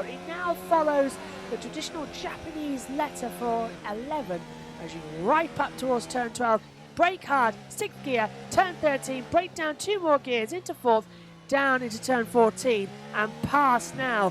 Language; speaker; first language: English; native; English